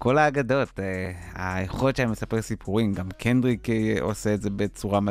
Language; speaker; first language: Hebrew; native; Hebrew